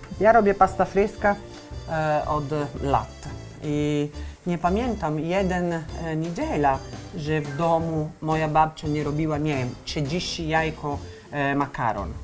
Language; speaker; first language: Polish; non-native, learner; Italian